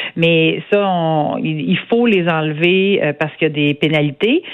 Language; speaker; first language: French; native; French